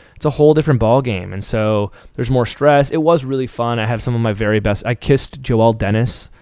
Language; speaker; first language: English; early bilingual, other home language; Persian